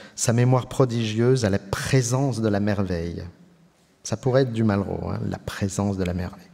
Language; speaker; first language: French; native; French